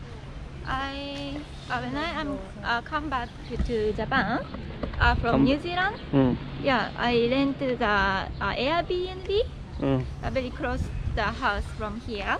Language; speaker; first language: English; non-native, learner; Japanese